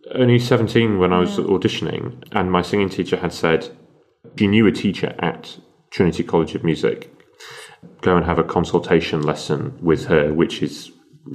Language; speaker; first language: English; native; English